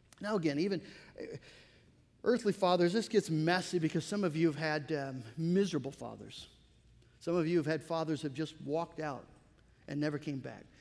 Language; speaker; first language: English; native; English